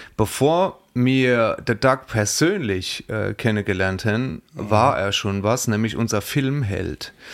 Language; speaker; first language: German; native; German